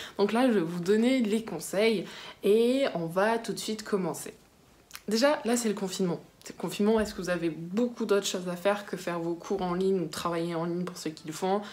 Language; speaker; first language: French; early bilingual, other home language; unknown